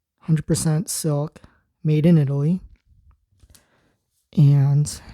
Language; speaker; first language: English; native; English